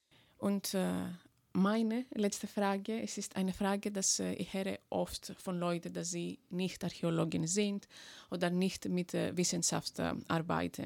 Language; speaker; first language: German; non-native, fluent; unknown